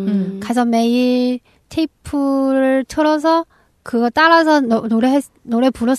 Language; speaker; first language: Korean; non-native, learner; Chinese